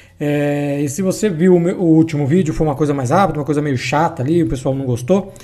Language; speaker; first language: Portuguese; native; Portuguese